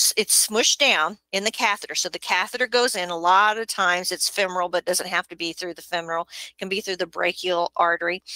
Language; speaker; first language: English; native; English